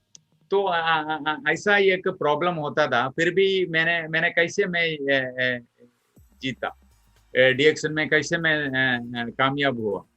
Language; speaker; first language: Hindi; non-native, local second language; Malayalam